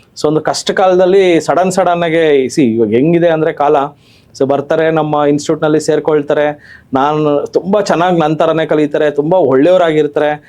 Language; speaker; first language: Kannada; native; Kannada